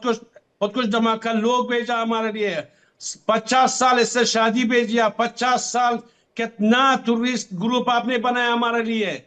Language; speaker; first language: Hindi; non-native, fluent; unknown